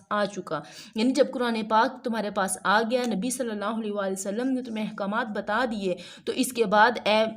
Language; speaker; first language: Urdu; native; Urdu